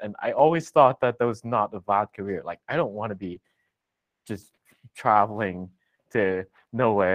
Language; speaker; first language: English; non-native, local second language; Cantonese